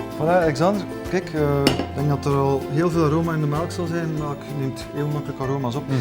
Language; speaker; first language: Dutch; native; Dutch